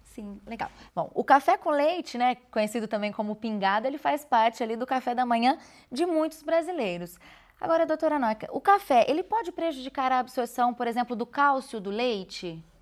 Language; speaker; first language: Portuguese; native; Portuguese